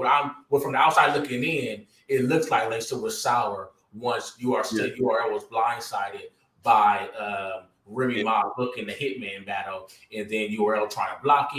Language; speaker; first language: English; native; English